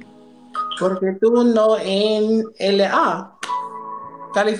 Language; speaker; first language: Spanish; non-native, learner; English